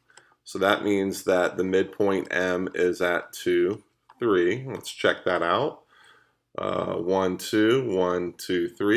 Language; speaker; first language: English; native; English